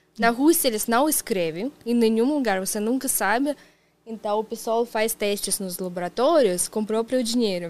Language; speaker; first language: Portuguese; non-native, fluent; Russian